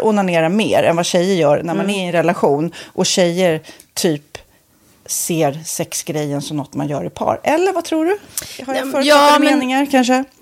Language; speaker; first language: Swedish; native; Swedish